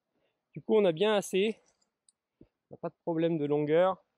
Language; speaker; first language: French; native; French